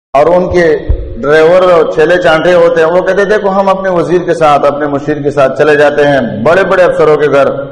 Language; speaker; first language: Urdu; non-native, local second language; Pashto